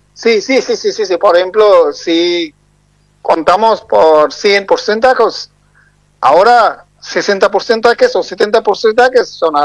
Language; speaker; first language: Spanish; non-native, learner; Bangla